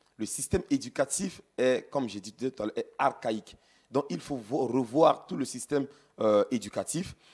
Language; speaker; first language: French; non-native, local second language; Sango